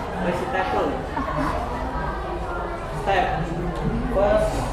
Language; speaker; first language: English; non-native, learner; Indonesian